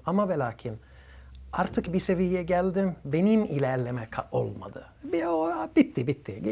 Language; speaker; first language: Turkish; early bilingual, other home language; Arabic